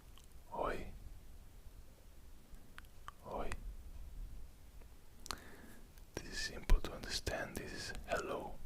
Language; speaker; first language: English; non-native, fluent; Italian